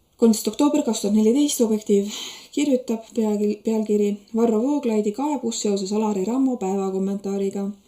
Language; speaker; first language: Estonian; native; Estonian